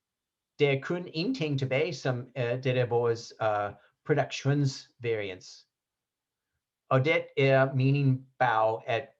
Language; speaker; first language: Danish; non-native, fluent; English